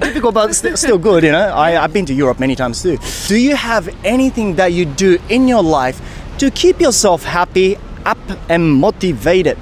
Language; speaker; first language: English; non-native, fluent; Japanese